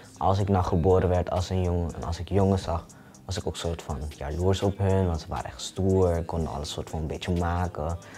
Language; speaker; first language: Dutch; early bilingual, other home language; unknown